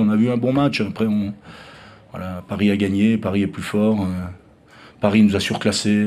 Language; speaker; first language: French; native; French